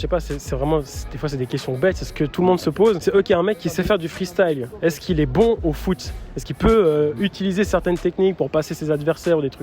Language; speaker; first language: French; native; French